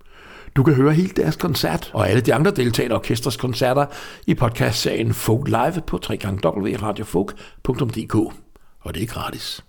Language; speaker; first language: Danish; native; Danish